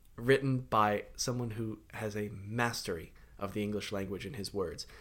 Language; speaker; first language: English; native; English